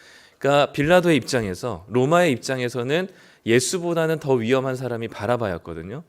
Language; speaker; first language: Korean; native; Korean